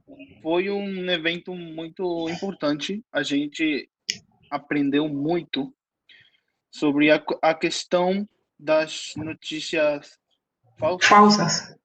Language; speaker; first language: Portuguese; non-native, fluent; Spanish